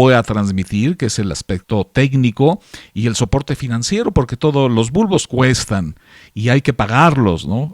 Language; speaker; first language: Spanish; native; Spanish